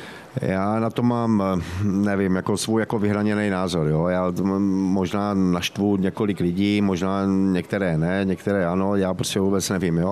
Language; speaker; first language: Czech; native; Czech